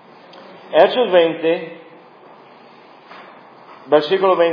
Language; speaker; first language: Spanish; non-native, fluent; English